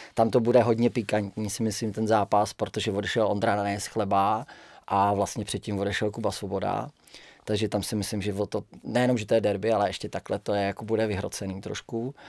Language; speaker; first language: Czech; native; Czech